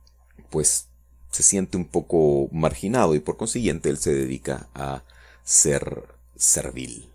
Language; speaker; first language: Spanish; native; Spanish